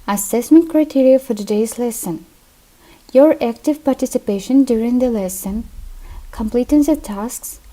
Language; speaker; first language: English; non-native, fluent; Kazakh